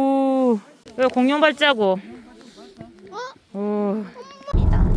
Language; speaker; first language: Korean; native; Korean